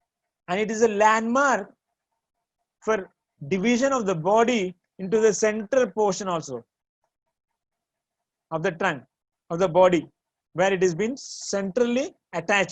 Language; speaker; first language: English; non-native, local second language; Tamil